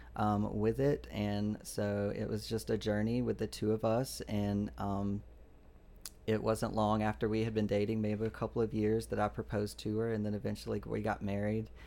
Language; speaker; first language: English; native; English